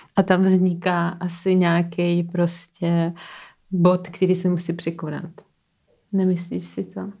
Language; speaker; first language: Czech; native; Czech